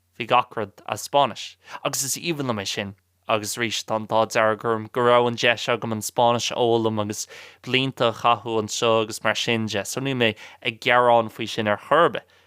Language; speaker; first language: Irish; non-native, local second language; English